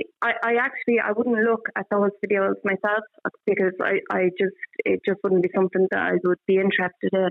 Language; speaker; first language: English; native; English